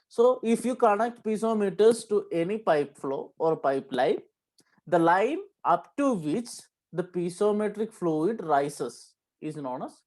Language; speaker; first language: English; non-native, local second language; Malayalam